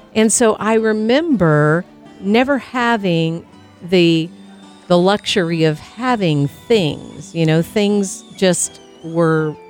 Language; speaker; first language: English; native; English